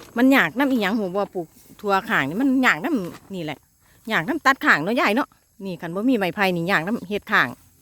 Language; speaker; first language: Thai; native; Thai